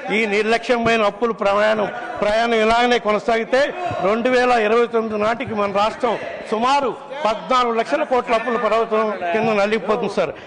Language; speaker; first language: Telugu; native; Telugu